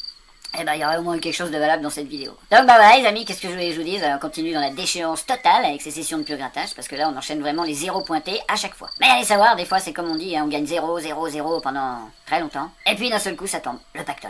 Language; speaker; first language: French; native; French